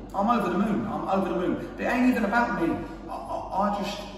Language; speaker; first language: English; native; English